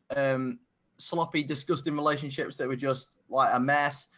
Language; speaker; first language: English; native; English